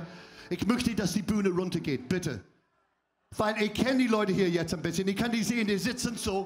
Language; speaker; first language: German; non-native, fluent; English